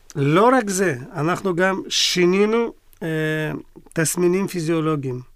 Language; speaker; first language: Hebrew; non-native, fluent; Russian